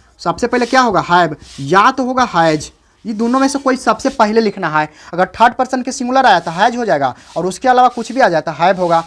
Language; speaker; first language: Hindi; native; Hindi